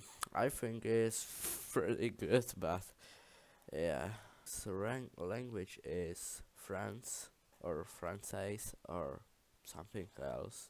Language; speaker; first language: English; non-native, learner; Czech